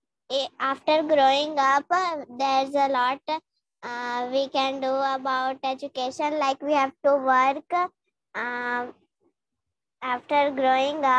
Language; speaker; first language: English; non-native, learner; Hindi